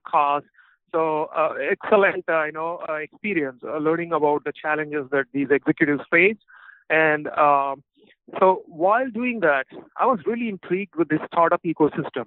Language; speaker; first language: English; non-native, local second language; Telugu